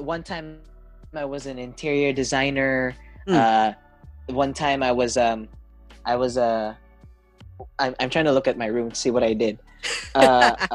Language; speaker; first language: English; non-native, local second language; Cebuano